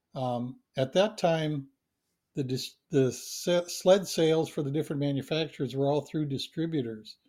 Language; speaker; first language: English; native; English